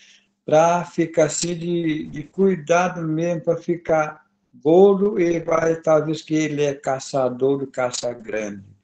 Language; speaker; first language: Portuguese; non-native, local second language; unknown